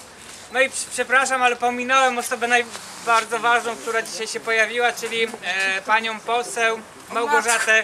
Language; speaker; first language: Polish; native; Polish